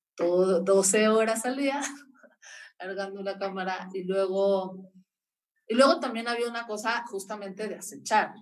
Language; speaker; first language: Spanish; native; Spanish